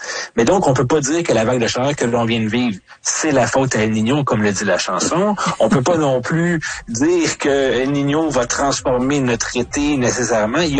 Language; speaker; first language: French; native; French